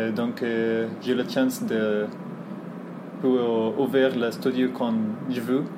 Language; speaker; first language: French; non-native, fluent; Arabic